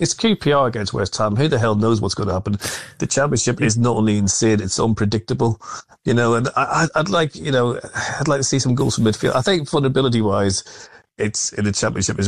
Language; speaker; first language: English; native; English